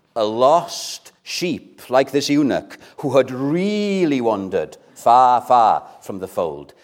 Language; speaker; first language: English; non-native, local second language; Welsh